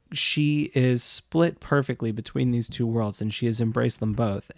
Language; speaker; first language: English; native; English